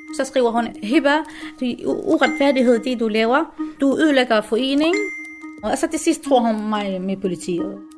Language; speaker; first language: Danish; non-native, fluent; Arabic